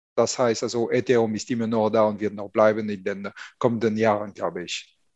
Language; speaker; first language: German; non-native, fluent; French